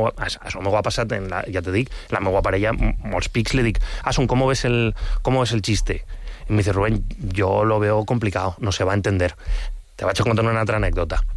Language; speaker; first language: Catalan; non-native, local second language; Spanish